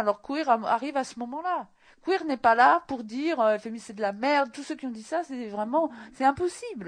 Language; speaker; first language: French; native; French